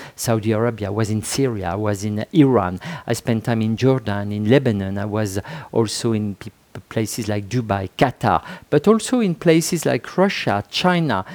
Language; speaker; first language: English; non-native, fluent; French